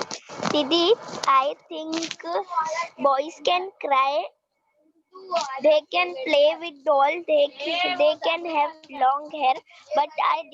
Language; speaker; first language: English; non-native, learner; Hindi